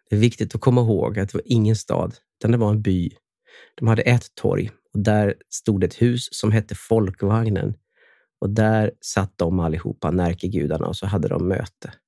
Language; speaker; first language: Swedish; native; Swedish